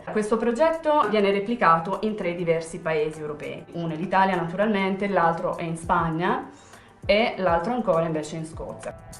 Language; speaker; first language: Italian; native; Italian